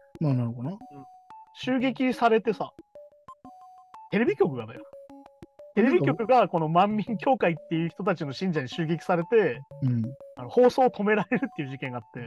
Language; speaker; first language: Japanese; native; Japanese